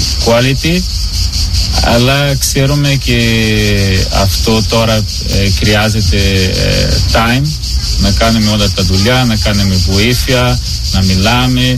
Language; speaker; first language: Greek; non-native, learner; Portuguese